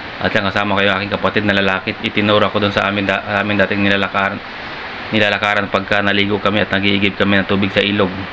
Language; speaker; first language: Filipino; non-native, local second language; Cebuano